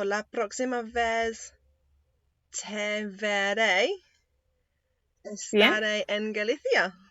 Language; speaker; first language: Spanish; non-native, learner; English